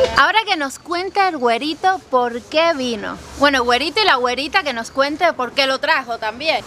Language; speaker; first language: Spanish; native; Spanish